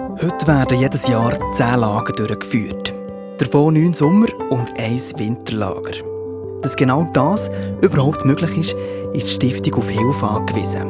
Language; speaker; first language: German; native; German